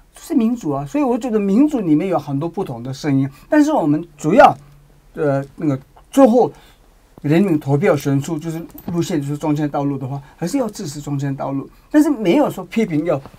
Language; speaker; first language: Chinese; non-native, learner; Tibetan